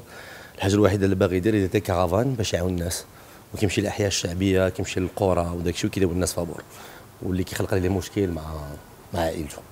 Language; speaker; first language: Arabic; native; Arabic